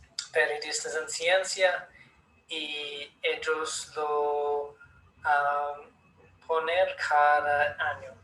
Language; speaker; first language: Spanish; non-native, learner; English